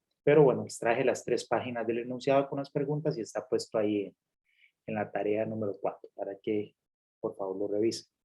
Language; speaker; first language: Spanish; native; Spanish